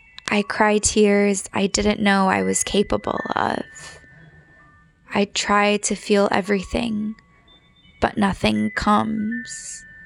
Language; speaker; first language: English; early bilingual, other home language; Spanish